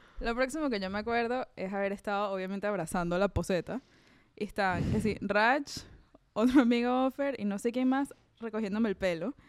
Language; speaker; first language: Spanish; native; Spanish